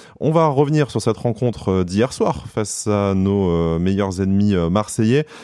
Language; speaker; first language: French; native; French